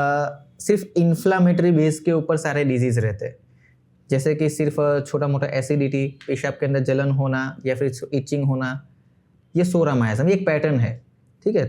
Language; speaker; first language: Hindi; non-native, local second language; Gujarati